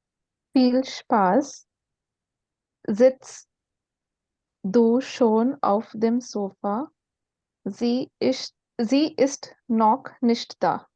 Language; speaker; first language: German; non-native, learner; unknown